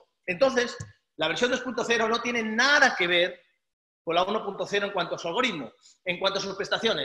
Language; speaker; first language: Spanish; native; Spanish